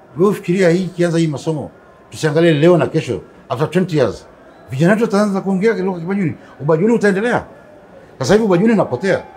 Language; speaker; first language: Swahili; non-native, local second language; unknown